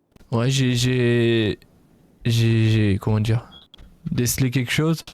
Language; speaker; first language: French; native; French